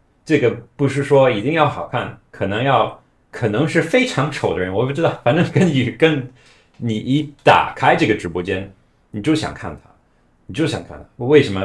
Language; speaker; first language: Chinese; non-native, fluent; English